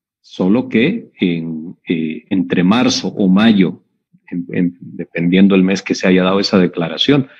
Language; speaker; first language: Spanish; native; Spanish